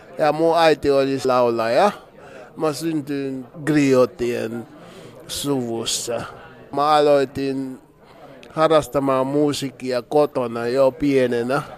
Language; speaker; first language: Finnish; non-native, fluent; Mandingo